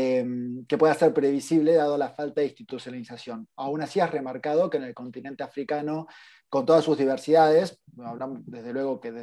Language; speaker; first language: Spanish; native; Spanish